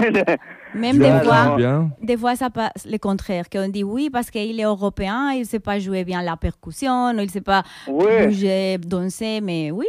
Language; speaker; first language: French; non-native, fluent; Spanish